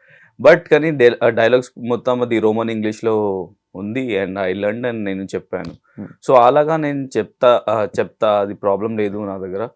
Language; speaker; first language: Telugu; non-native, learner; Hindi